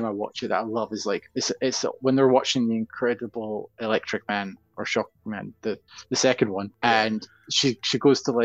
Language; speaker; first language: English; native; English